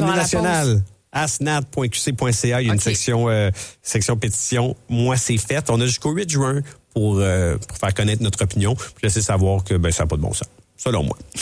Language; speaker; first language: French; native; French